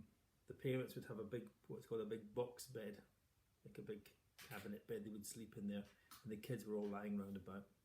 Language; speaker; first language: English; native; English